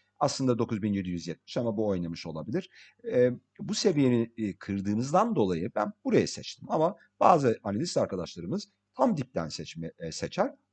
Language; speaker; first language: Turkish; early bilingual, heritage; English